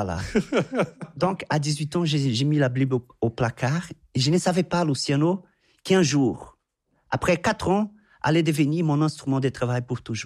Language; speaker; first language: French; non-native, fluent; Portuguese